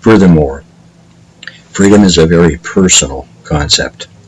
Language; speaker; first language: English; native; English